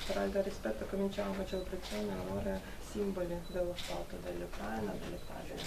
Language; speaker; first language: Italian; non-native, learner; Ukrainian